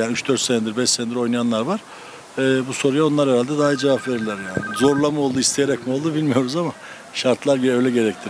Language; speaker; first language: Turkish; native; Turkish